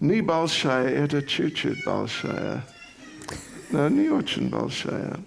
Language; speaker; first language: Russian; non-native, learner; English